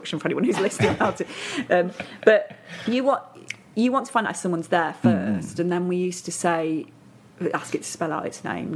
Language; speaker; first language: English; native; English